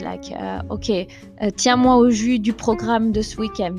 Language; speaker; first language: French; native; French